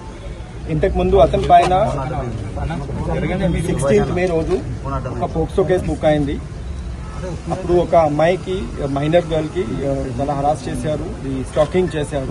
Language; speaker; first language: Telugu; non-native, local second language; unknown